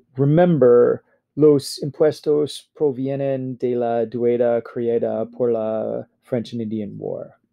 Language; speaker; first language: Spanish; non-native, learner; English